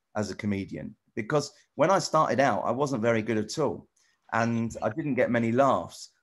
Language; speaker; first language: English; native; English